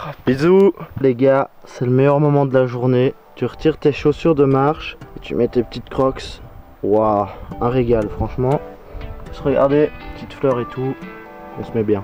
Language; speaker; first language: French; native; French